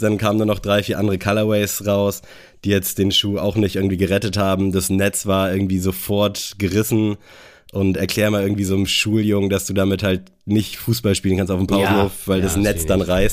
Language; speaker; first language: German; native; German